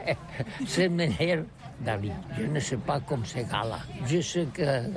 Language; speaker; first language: French; non-native, learner; Catalan